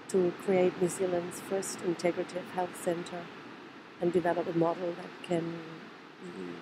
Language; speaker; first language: English; non-native, fluent; German